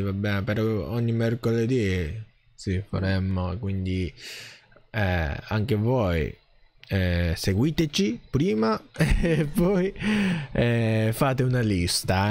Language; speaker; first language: Italian; non-native, learner; Japanese